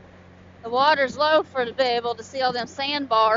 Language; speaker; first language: English; native; English